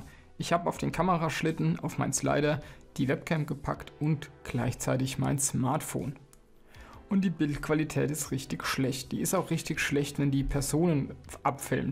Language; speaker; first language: German; native; German